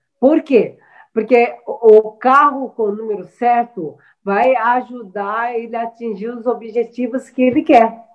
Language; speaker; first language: Portuguese; early bilingual, other home language; Chinese